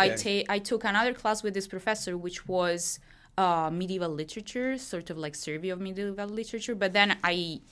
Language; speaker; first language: English; non-native, fluent; Italian